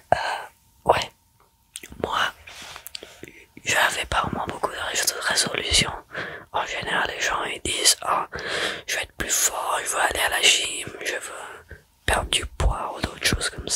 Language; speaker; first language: French; early bilingual, heritage; French